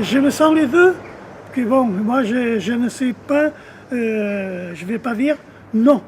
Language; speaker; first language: French; native; French